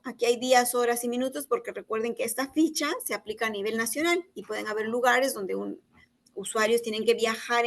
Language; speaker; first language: Spanish; native; Spanish